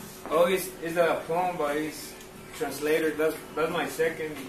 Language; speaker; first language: English; non-native, learner; Spanish